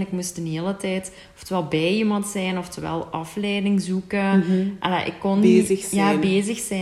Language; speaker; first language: Dutch; native; Dutch